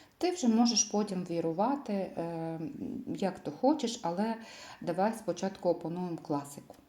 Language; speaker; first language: Ukrainian; non-native, local second language; Russian